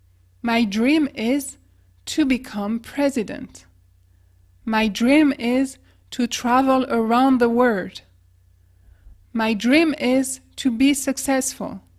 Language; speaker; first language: English; non-native, fluent; French